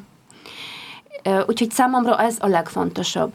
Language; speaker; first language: Hungarian; non-native, fluent; Polish